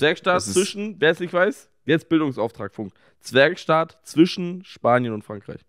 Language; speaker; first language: German; native; German